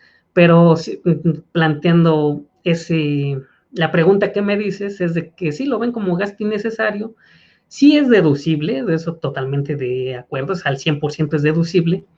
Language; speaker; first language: Spanish; native; Spanish